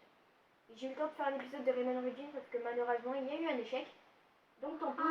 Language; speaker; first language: French; native; French